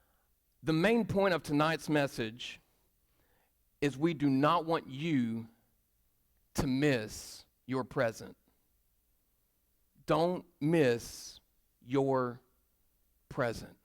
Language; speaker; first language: English; native; English